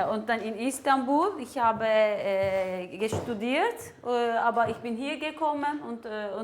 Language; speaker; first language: German; non-native, learner; Turkish